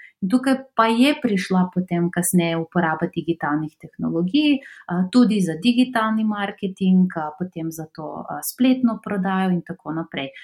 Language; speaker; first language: Slovenian; non-native, fluent; Macedonian